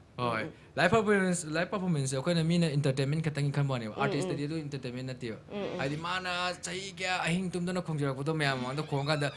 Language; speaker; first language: Manipuri; native; Manipuri